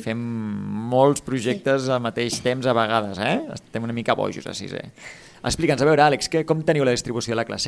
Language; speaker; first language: Catalan; native; Catalan